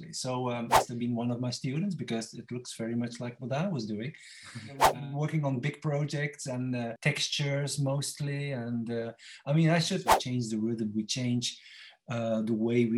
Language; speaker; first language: English; non-native, fluent; Dutch